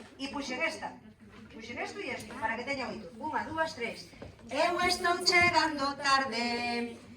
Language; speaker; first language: Galician; native; Galician